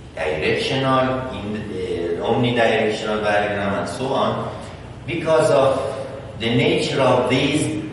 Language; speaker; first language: English; non-native, fluent; Persian